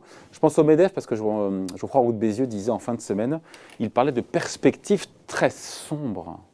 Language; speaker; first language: French; native; French